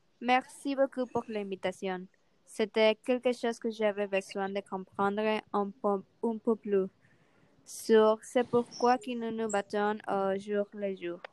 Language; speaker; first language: French; non-native, learner; Spanish